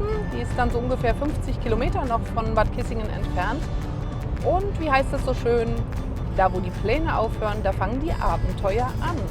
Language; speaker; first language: German; native; German